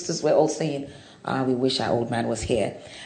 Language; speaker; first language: English; non-native, local second language; Akan